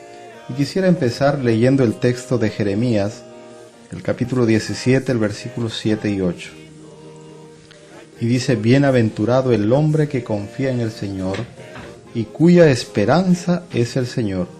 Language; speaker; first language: Spanish; native; Spanish